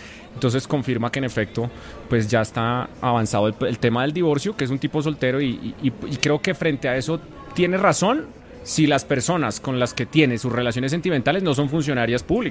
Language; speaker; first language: Spanish; native; Spanish